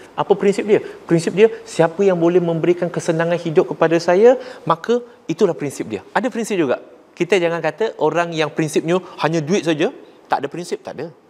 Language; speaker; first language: Malay; non-native, local second language; Chinese